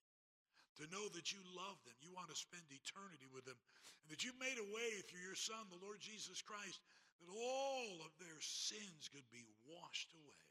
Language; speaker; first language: English; native; English